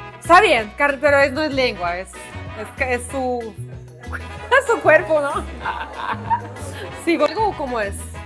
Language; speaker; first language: Spanish; non-native, fluent; Russian